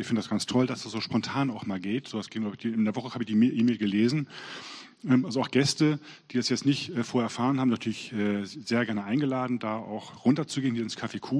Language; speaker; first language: German; native; German